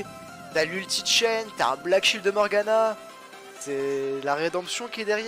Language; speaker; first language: French; native; French